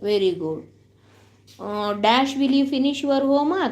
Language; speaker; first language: English; non-native, local second language; Kannada